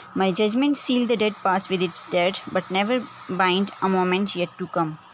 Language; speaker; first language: English; non-native, local second language; Urdu